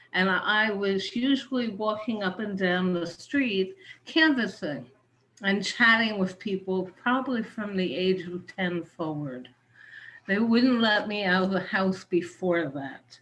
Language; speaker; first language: English; native; English